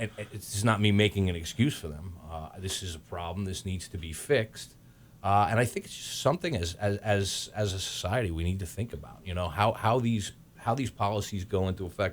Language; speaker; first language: English; native; English